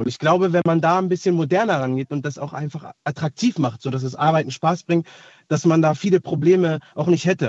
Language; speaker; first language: German; native; German